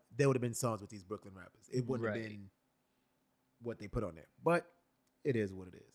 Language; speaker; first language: English; native; English